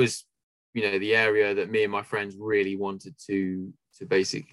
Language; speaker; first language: English; native; English